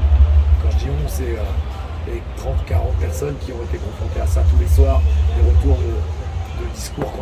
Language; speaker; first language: French; native; French